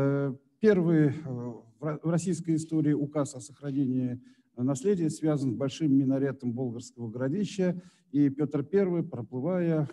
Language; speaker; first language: Russian; native; Russian